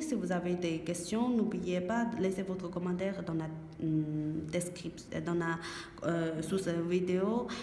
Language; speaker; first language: French; non-native, learner; Chinese